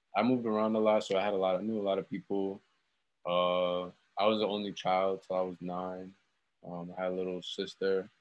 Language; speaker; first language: English; native; English